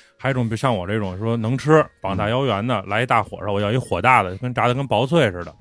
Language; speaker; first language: Chinese; native; Chinese